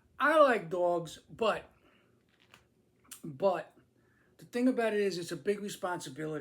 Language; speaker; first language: English; native; English